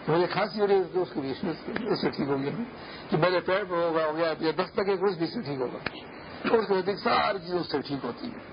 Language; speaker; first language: Urdu; non-native, local second language; Pashto